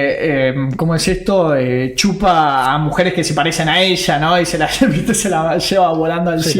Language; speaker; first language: Spanish; native; Spanish